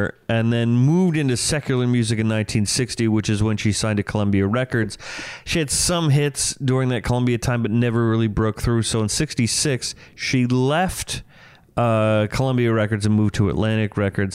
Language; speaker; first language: English; native; English